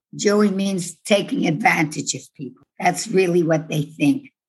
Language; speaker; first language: English; non-native, fluent; Dutch